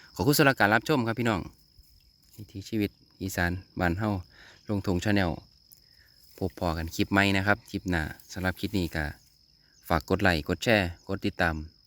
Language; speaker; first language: Thai; native; Thai